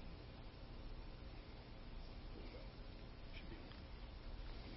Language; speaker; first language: English; non-native, local second language; Malayalam